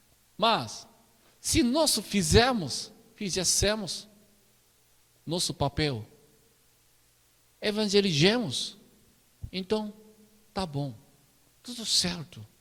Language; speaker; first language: Portuguese; non-native, learner; Korean